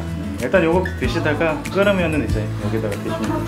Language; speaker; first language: Korean; native; Korean